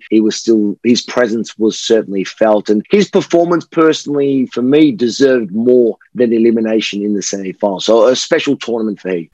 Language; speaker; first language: English; native; English